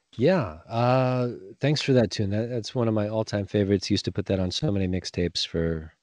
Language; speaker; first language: English; native; English